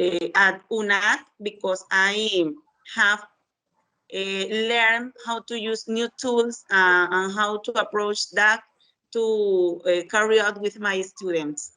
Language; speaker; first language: English; non-native, learner; Spanish